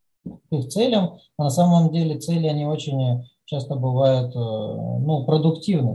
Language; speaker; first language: Russian; native; Russian